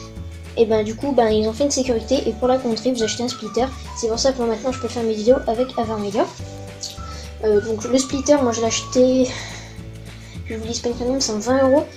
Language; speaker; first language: French; native; French